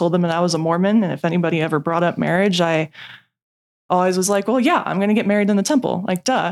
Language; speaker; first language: English; native; English